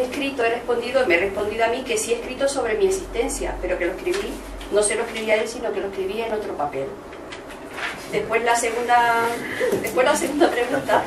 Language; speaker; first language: Spanish; native; Spanish